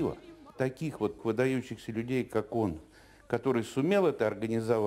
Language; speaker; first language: Russian; native; Russian